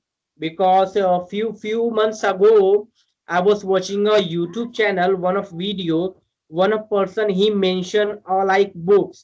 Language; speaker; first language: English; non-native, learner; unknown